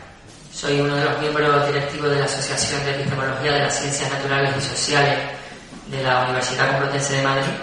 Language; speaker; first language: Spanish; native; Spanish